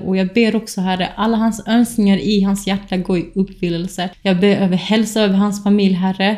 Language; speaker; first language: Swedish; early bilingual, other home language; Kurdish